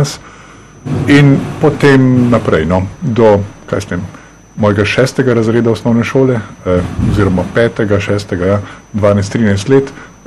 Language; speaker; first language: Slovenian; native; Slovenian